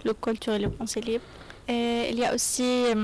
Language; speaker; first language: French; non-native, learner; Arabic